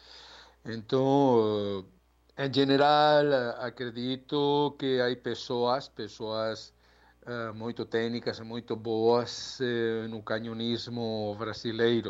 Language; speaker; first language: Portuguese; non-native, learner; Spanish